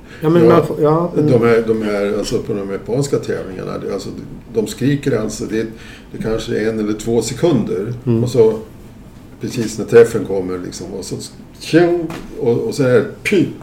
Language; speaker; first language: Swedish; native; Swedish